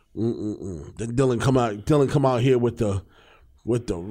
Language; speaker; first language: English; native; English